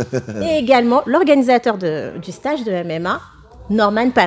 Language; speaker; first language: French; native; French